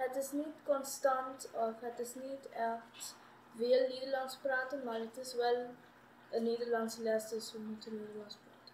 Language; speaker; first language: Dutch; non-native, local second language; Papiamento